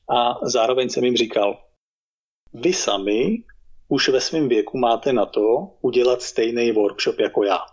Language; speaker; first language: Czech; native; Czech